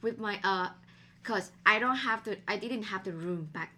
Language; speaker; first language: English; non-native, fluent; Vietnamese